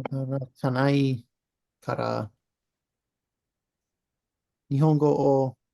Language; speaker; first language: Japanese; non-native, learner; English